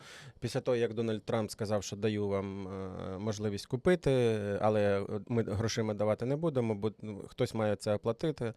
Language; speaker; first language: Ukrainian; native; Ukrainian